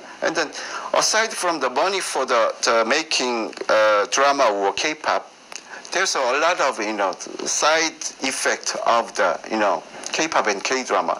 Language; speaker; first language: English; non-native, learner; Korean